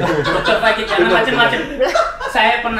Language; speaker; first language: Indonesian; native; Indonesian